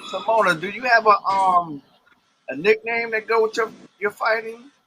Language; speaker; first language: English; native; English